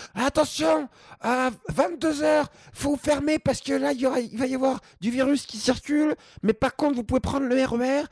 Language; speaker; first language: French; native; French